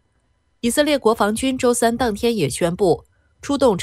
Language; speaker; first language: Chinese; native; Chinese